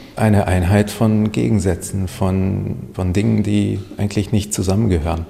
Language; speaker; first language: German; non-native, fluent; Hungarian